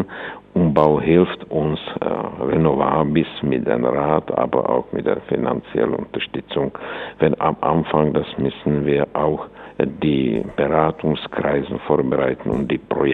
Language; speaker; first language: German; non-native, fluent; Czech